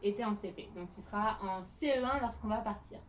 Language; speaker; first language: French; native; French